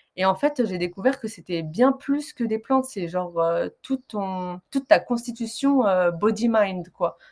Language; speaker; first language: French; early bilingual, other home language; Arabic